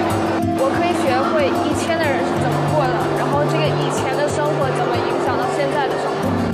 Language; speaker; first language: Chinese; early bilingual, heritage; Chinese